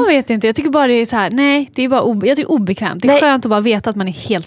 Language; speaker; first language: Swedish; native; Swedish